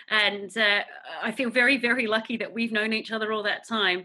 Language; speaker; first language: English; native; English